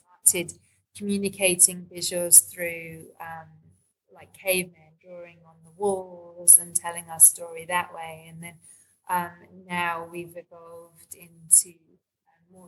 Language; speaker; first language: English; native; English